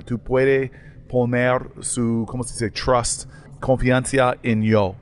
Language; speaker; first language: Spanish; non-native, learner; English